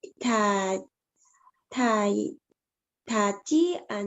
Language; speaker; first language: Korean; non-native, learner; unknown